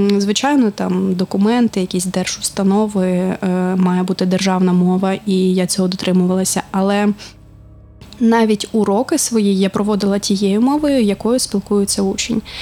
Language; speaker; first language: Ukrainian; non-native, local second language; Russian